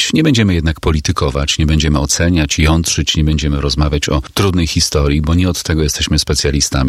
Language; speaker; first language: Polish; native; Polish